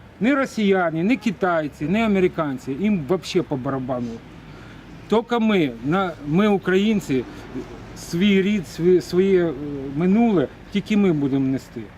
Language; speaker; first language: Ukrainian; non-native, local second language; Russian